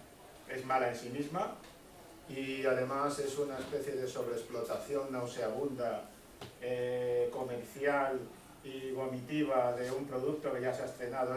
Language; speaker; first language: Spanish; native; Spanish